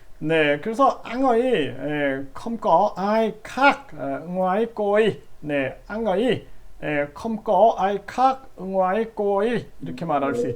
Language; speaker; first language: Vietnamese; non-native, learner; Korean